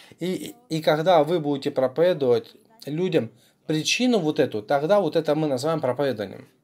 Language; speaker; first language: Russian; non-native, fluent; Korean